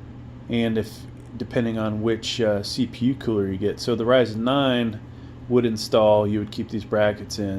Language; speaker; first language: English; native; English